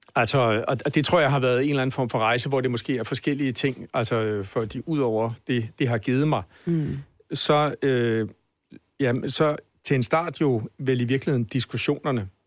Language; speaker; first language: Danish; native; Danish